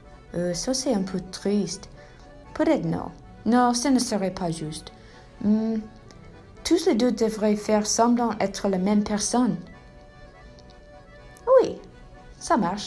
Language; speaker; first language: French; non-native, learner; English